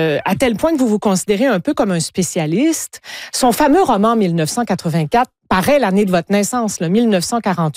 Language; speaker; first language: French; native; French